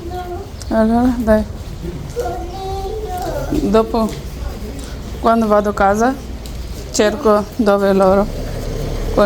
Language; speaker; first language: Italian; non-native, learner; Bangla